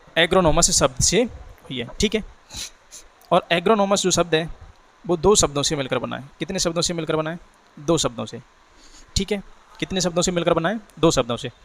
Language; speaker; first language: Hindi; native; Hindi